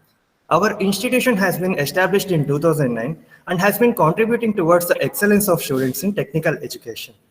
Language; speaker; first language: English; non-native, local second language; Kannada